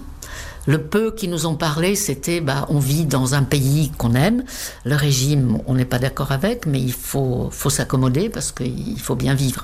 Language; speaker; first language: French; non-native, fluent; Czech